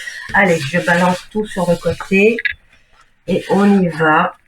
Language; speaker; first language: French; native; French